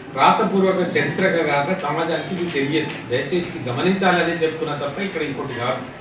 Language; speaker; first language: Telugu; non-native, local second language; Lambadi